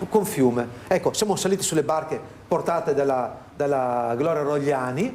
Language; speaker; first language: Italian; native; Italian